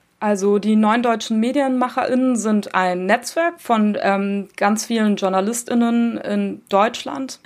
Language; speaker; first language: German; early bilingual, other home language; Turkish